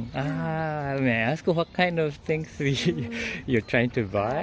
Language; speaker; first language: English; non-native, fluent; Japanese